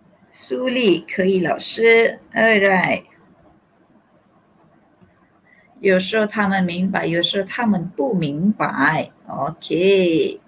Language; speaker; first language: Chinese; non-native, local second language; Malay